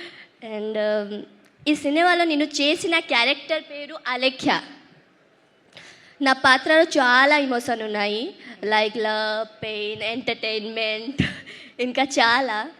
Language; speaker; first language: Telugu; non-native, local second language; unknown